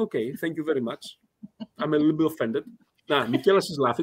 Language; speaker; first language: English; non-native, fluent; Greek